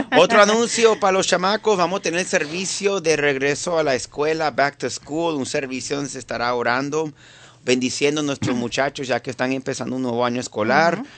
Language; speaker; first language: Spanish; early bilingual, heritage; Spanish